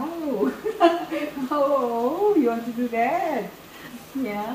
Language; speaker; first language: English; non-native, fluent; Korean